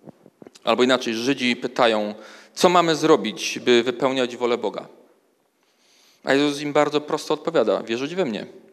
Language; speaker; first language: Polish; native; Polish